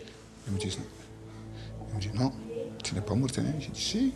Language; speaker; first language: French; non-native, local second language; Fula